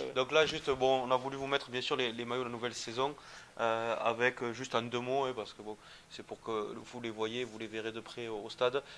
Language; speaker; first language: French; native; French